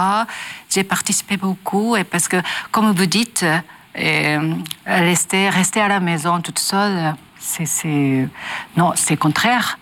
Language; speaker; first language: French; non-native, learner; Japanese